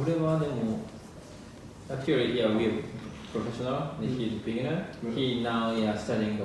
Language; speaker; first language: English; non-native, learner; Japanese